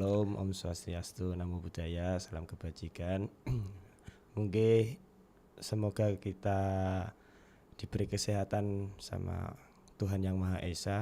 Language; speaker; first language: Indonesian; non-native, local second language; Javanese